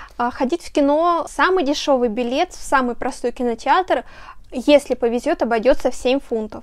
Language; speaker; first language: Russian; native; Russian